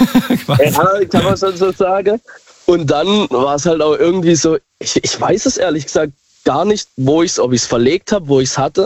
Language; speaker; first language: German; native; German